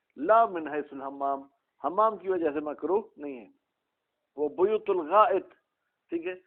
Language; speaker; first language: Urdu; non-native, local second language; Sindhi